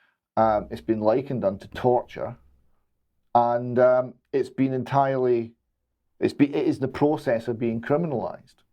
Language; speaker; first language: English; native; English